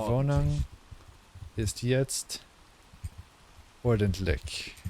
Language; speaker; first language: German; non-native, learner; English